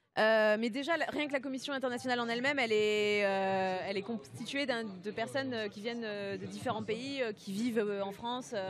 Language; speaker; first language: French; native; French